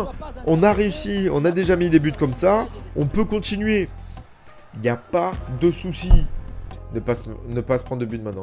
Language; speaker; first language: French; native; French